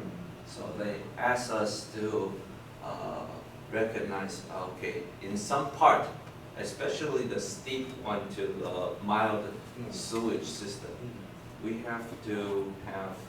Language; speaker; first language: English; non-native, fluent; Chinese